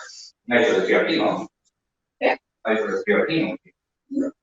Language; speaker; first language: Spanish; native; Spanish